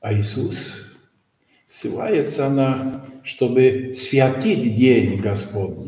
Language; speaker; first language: Russian; non-native, learner; Polish